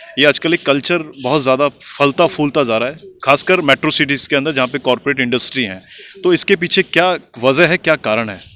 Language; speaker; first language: Hindi; native; Hindi